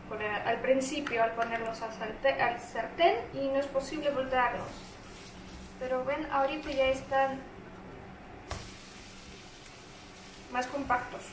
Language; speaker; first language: Spanish; non-native, fluent; Russian